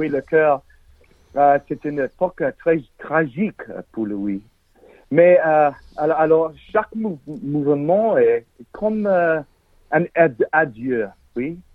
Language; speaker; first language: French; non-native, learner; English